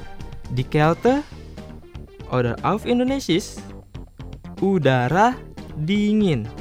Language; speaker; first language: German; non-native, fluent; Indonesian